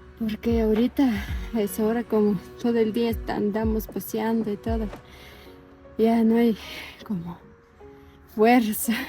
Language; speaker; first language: Spanish; non-native, fluent; Ukrainian